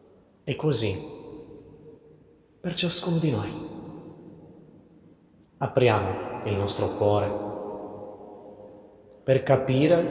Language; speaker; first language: Italian; non-native, fluent; Portuguese